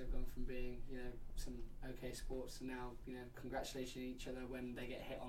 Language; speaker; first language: English; native; English